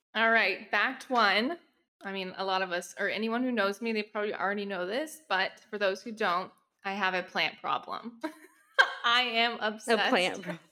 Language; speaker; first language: English; native; English